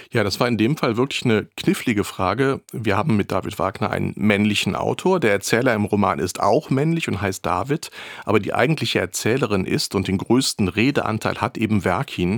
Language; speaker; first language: German; native; German